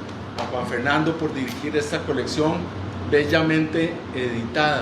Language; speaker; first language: Spanish; native; Spanish